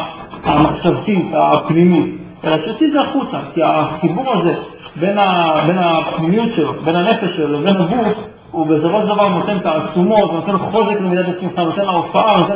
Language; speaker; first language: Hebrew; native; Hebrew